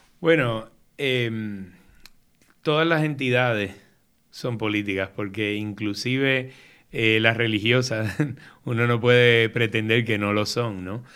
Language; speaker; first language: Spanish; native; Spanish